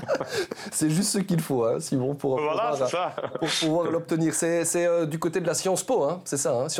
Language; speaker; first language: French; native; French